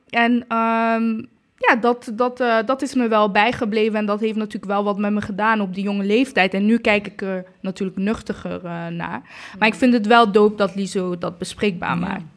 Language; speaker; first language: Dutch; early bilingual, other home language; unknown